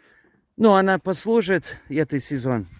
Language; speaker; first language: Russian; non-native, learner; English